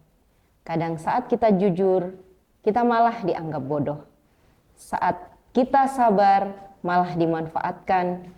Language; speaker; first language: Indonesian; native; Indonesian